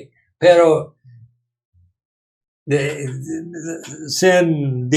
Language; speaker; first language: Spanish; non-native, learner; English